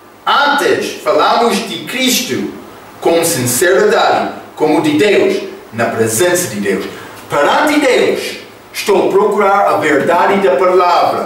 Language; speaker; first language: Portuguese; non-native, fluent; English